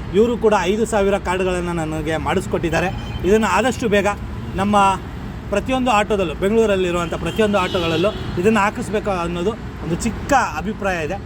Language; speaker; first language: Kannada; non-native, local second language; Urdu